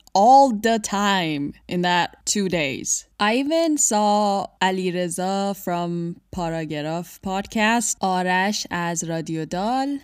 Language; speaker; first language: English; non-native, fluent; Persian